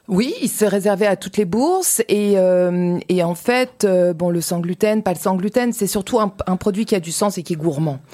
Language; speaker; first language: French; native; French